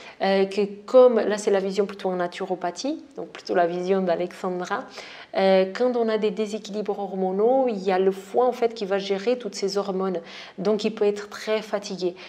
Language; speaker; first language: French; non-native, fluent; Portuguese